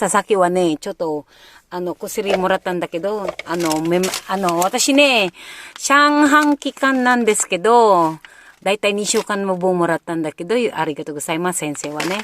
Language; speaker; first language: Japanese; non-native, learner; Filipino